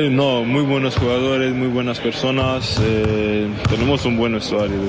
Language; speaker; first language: Spanish; non-native, fluent; Swedish